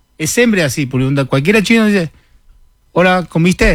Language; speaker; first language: Spanish; non-native, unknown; Chinese